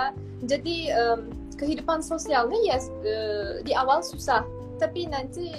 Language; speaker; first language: Indonesian; non-native, fluent; Turkish